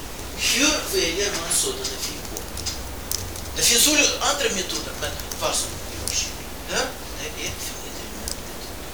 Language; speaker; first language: Swedish; non-native, fluent; Russian